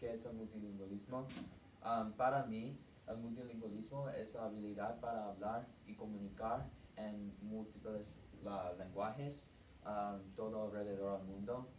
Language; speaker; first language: Spanish; non-native, learner; English